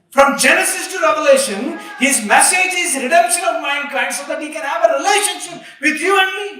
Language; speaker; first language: English; non-native, local second language; Telugu